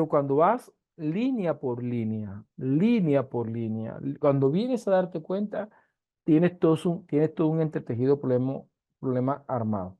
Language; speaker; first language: Spanish; native; Spanish